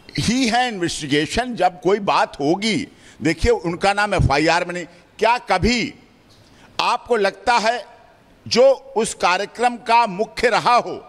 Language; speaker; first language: Hindi; native; Hindi